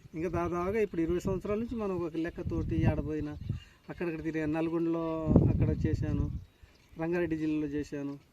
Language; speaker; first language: Telugu; non-native, local second language; Lambadi